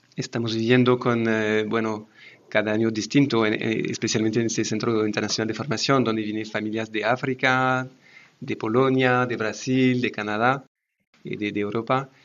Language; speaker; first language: Spanish; non-native, fluent; French